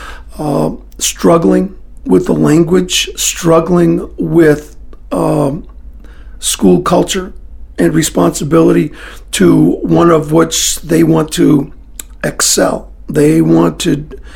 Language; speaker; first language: English; early bilingual, other home language; French